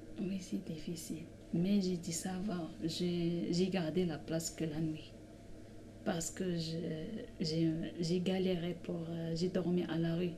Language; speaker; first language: French; non-native, local second language; Arabic